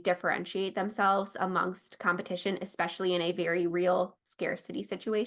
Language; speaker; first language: English; native; English